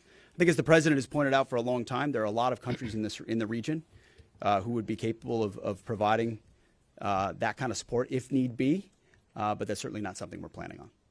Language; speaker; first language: English; native; English